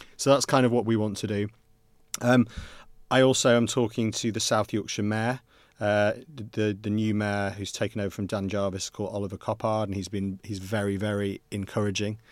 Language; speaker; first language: English; native; English